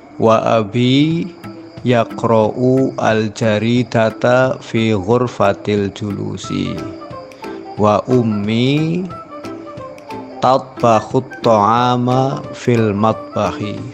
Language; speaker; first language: Arabic; non-native, fluent; Indonesian